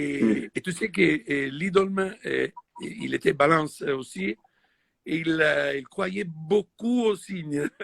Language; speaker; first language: French; non-native, fluent; Italian